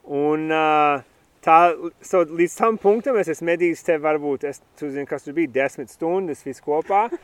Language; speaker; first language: Latvian; early bilingual, heritage; Latvian